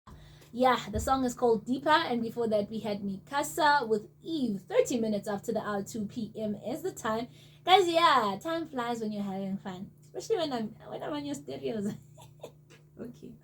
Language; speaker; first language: English; non-native, local second language; Zulu